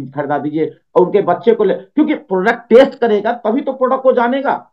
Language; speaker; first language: Hindi; native; Hindi